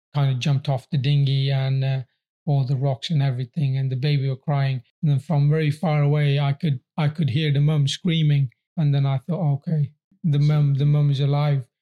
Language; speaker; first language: English; early bilingual, other home language; Persian